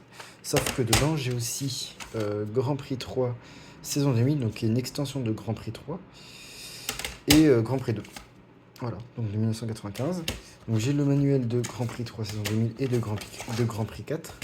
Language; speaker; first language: French; native; French